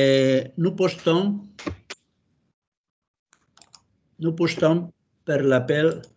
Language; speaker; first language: French; non-native, learner; Catalan